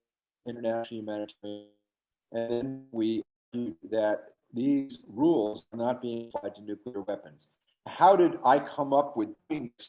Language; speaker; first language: English; native; English